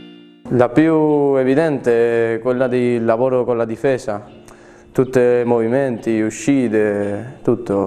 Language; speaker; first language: Italian; non-native, fluent; Spanish